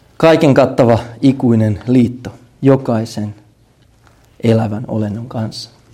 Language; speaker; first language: Finnish; native; Finnish